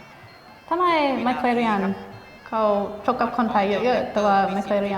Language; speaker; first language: Thai; non-native, fluent; English